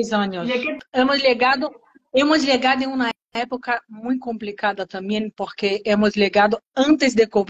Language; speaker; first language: Spanish; non-native, learner; Portuguese